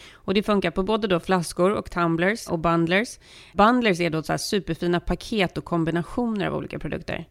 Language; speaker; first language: Swedish; early bilingual, heritage; Swedish